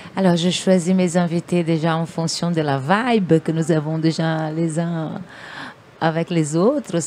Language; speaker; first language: French; non-native, fluent; Portuguese